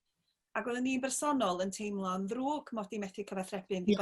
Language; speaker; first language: Welsh; native; Welsh